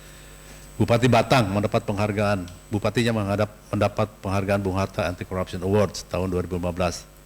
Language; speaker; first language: Indonesian; native; Indonesian